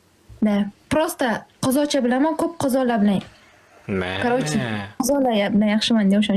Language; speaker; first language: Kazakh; non-native, learner; Uzbek